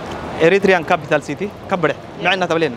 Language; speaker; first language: English; non-native, learner; Tigrinya